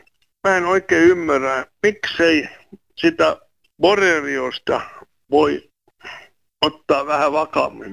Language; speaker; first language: Finnish; native; Finnish